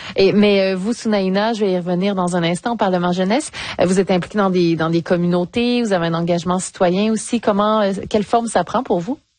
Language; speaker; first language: French; native; French